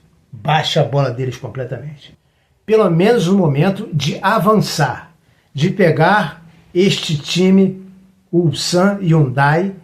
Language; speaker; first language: Portuguese; native; Portuguese